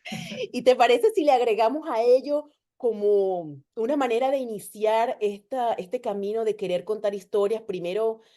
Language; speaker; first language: Spanish; native; Spanish